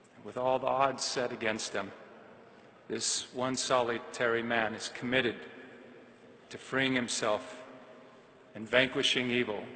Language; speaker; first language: English; native; English